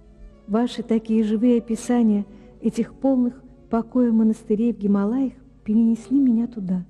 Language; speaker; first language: Russian; native; Russian